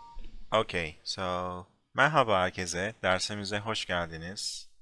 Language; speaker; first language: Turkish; non-native, fluent; English